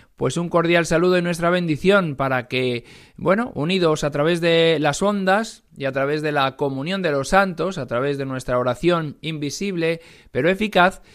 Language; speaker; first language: Spanish; native; Spanish